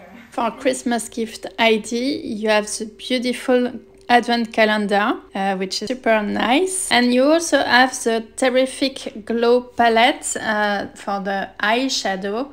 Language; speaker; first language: English; non-native, fluent; French